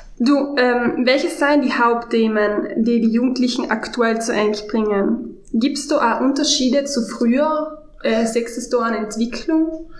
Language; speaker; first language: German; native; German